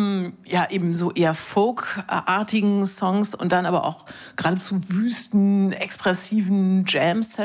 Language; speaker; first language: German; native; German